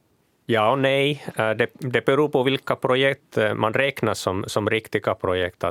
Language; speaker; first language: Swedish; non-native, local second language; Finnish